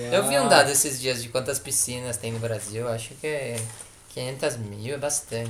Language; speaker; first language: Portuguese; native; Portuguese